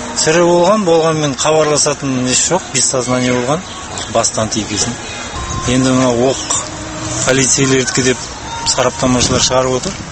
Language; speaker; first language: Kazakh; early bilingual, heritage; Kazakh